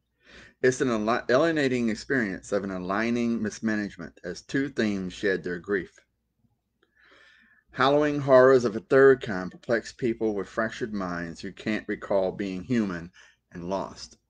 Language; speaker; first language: English; native; English